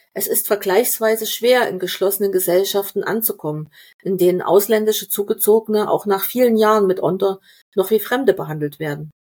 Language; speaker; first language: German; native; German